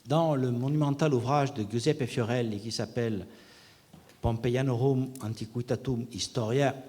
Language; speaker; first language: French; native; French